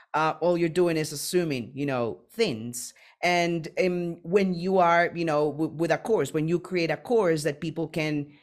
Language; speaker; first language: English; non-native, fluent; Spanish